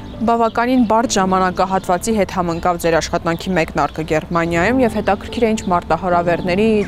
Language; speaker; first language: Armenian; native; Armenian